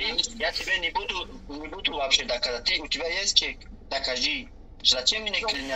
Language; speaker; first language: Russian; non-native, learner; Tajik